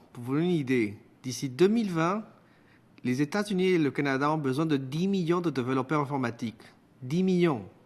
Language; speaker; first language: French; non-native, fluent; Spanish